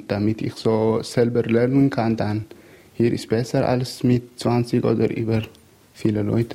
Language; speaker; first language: German; non-native, learner; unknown